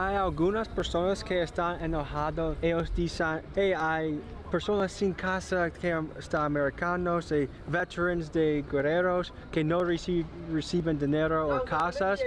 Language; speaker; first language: Spanish; non-native, learner; English